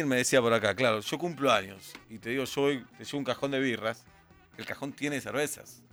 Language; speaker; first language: Spanish; native; Spanish